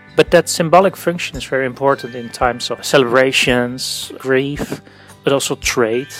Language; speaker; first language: English; non-native, fluent; Dutch